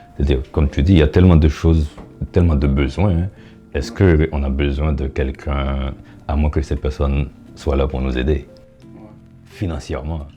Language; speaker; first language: French; non-native, local second language; Haitian Creole